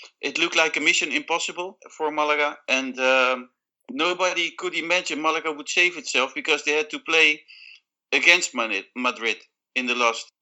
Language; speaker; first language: English; non-native, learner; Arabic